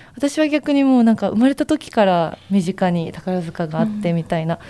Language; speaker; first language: Japanese; native; Japanese